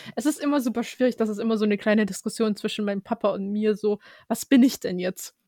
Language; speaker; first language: German; early bilingual, other home language; Russian